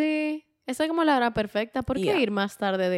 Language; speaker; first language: Spanish; native; Spanish